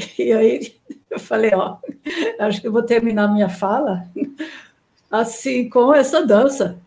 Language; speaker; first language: Portuguese; non-native, fluent; German